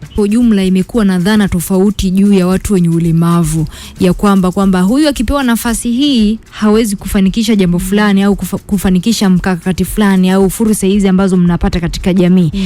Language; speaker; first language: Swahili; native; Swahili